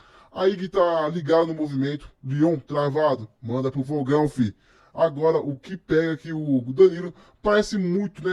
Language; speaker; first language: Portuguese; native; Portuguese